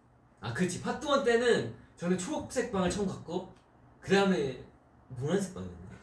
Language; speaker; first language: Korean; early bilingual, heritage; Korean